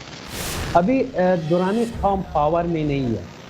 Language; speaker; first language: Hindi; non-native, fluent; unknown